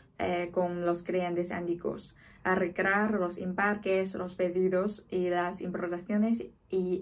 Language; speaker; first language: Spanish; non-native, fluent; Chinese